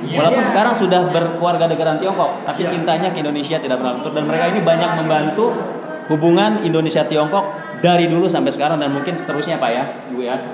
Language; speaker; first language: Indonesian; native; Indonesian